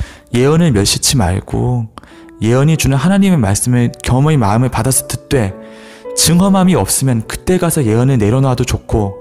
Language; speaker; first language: Korean; native; Korean